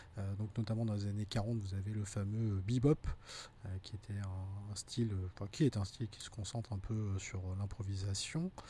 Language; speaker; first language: French; native; French